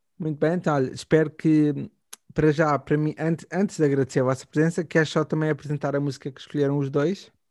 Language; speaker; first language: Portuguese; native; Portuguese